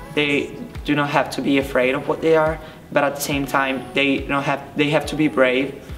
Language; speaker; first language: English; non-native, fluent; Italian